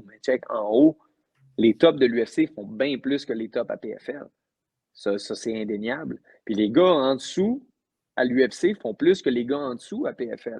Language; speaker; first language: French; native; French